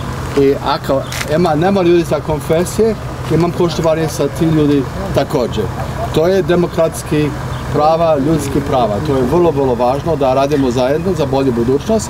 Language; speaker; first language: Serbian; early bilingual, heritage; Serbian